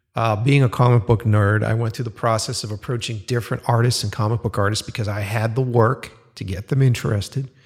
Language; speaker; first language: English; native; English